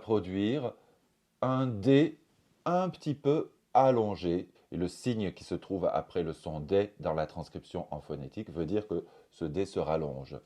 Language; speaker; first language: French; native; French